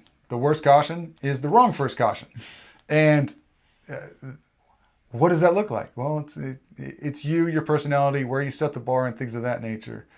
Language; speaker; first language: English; native; English